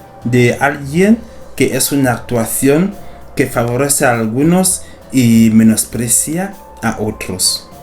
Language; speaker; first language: Spanish; non-native, fluent; French